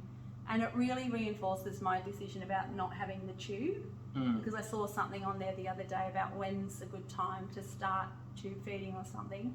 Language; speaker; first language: English; native; English